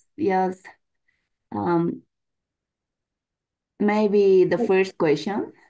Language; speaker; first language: English; non-native, learner; Spanish